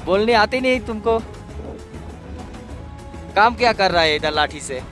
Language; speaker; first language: Hindi; non-native, learner; Bangla